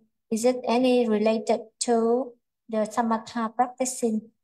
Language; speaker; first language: English; non-native, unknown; Vietnamese